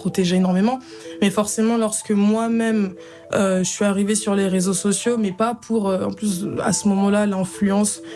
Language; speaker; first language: French; native; French